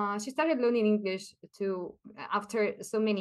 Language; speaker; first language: English; non-native, fluent; Russian